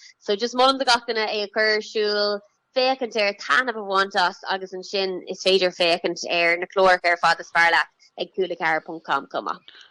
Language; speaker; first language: Irish; native; Irish